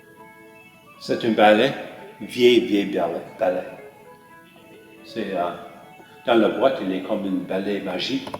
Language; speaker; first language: French; early bilingual, heritage; French